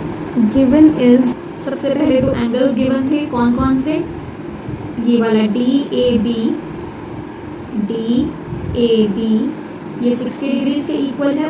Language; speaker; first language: Hindi; native; Hindi